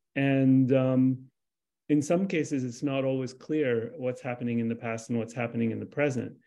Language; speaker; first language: English; early bilingual, other home language; Arabic